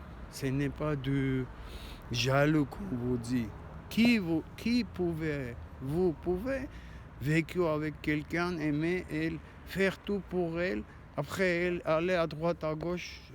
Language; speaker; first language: French; non-native, learner; Armenian